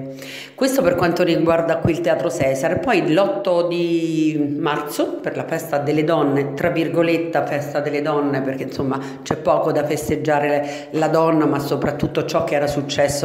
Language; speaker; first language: Italian; native; Italian